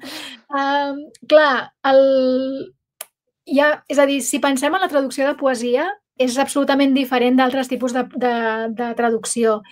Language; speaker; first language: Catalan; non-native, local second language; Spanish